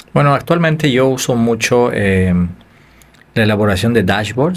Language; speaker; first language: Spanish; native; Spanish